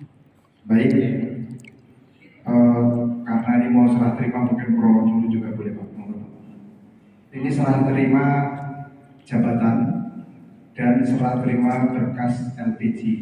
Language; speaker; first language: Indonesian; native; Indonesian